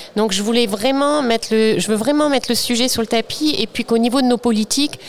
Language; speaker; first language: French; native; French